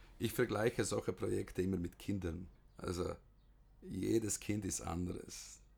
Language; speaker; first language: German; early bilingual, other home language; Bosnian